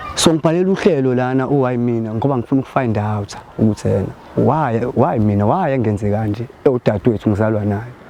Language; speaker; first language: Zulu; non-native, local second language; Xhosa